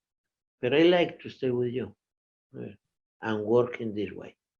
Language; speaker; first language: English; non-native, learner; Portuguese